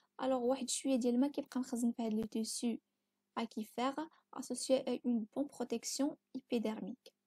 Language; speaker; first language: French; non-native, local second language; Arabic